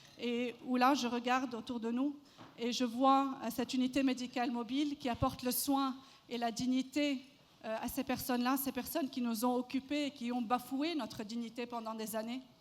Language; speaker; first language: French; non-native, local second language; Arabic